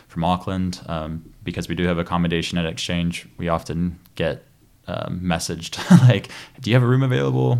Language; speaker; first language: English; native; English